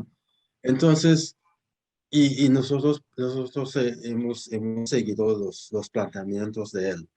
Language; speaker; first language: Spanish; non-native, fluent; English